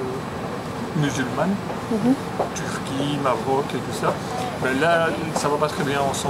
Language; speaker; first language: French; native; French